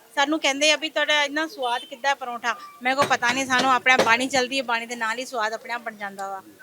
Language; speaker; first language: Punjabi; non-native, local second language; Hindi